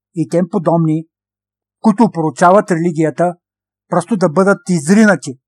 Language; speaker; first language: Bulgarian; native; Bulgarian